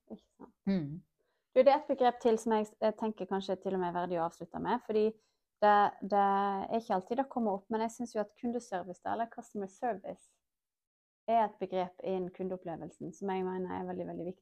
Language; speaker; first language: Norwegian; native; Norwegian